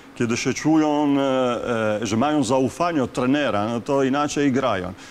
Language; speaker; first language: Polish; non-native, fluent; Italian